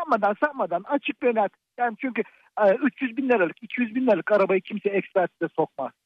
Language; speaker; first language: Turkish; native; Turkish